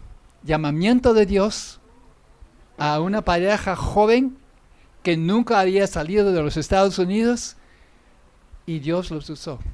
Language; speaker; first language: Spanish; non-native, fluent; English